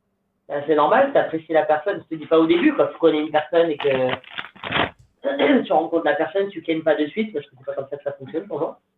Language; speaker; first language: French; native; French